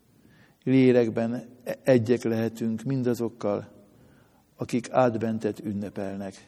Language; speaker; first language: Hungarian; native; Hungarian